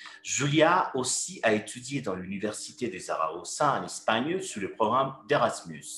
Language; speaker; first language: French; non-native, fluent; Spanish